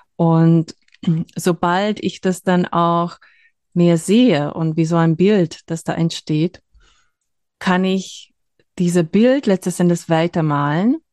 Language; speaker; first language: German; non-native, fluent; Hungarian